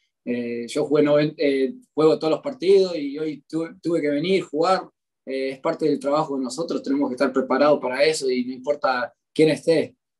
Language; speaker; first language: Spanish; early bilingual, heritage; Spanish